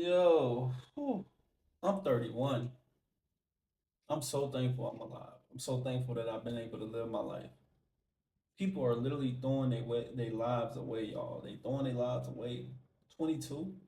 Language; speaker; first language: English; native; English